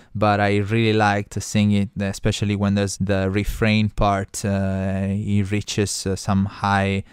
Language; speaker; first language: English; non-native, fluent; Italian